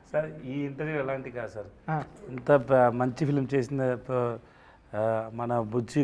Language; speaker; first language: Telugu; non-native, learner; Tamil